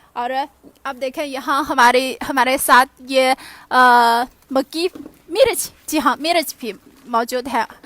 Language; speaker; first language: Urdu; non-native, fluent; Chinese